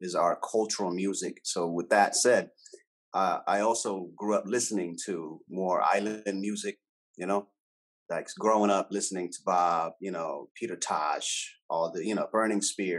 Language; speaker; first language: English; native; English